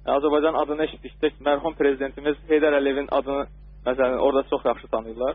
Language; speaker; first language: Azerbaijani; native; Azerbaijani